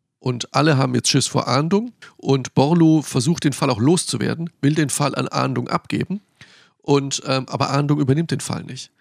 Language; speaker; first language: German; native; German